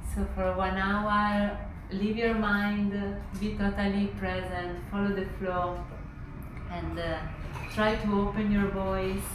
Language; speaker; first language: English; non-native, fluent; Italian